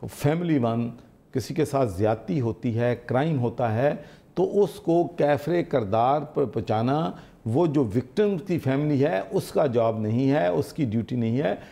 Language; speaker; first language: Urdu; non-native, local second language; Punjabi